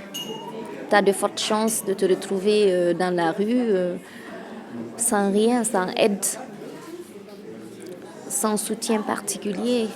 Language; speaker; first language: French; non-native, local second language; Fula